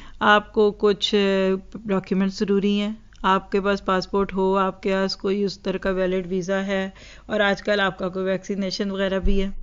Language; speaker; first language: Urdu; native; Urdu